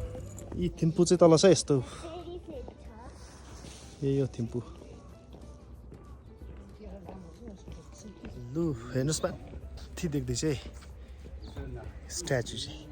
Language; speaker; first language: Nepali; non-native, local second language; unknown